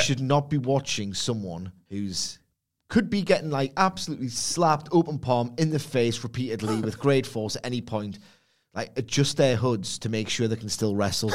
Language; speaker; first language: English; native; English